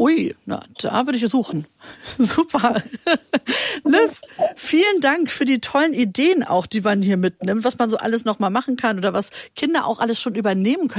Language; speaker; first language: German; native; German